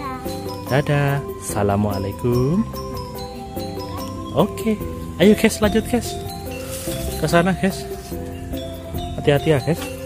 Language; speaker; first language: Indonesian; non-native, local second language; Javanese